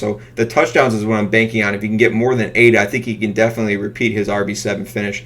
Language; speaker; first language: English; native; English